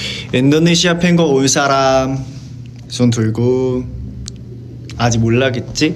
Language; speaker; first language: Korean; non-native, fluent; Chinese